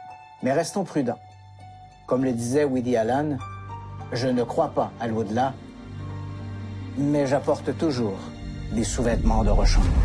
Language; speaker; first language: French; native; French